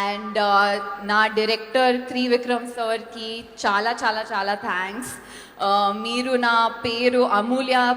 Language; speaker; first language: Telugu; non-native, learner; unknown